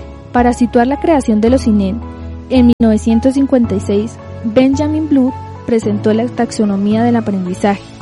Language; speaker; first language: Spanish; native; Spanish